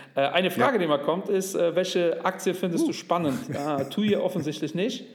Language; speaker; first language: German; native; German